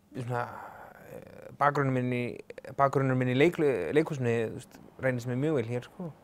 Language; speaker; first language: Icelandic; native; Icelandic